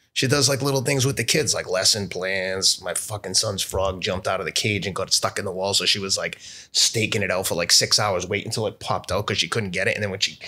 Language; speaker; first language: English; native; English